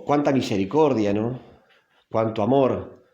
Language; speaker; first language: Spanish; native; Spanish